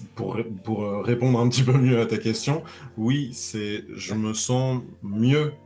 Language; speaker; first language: French; native; French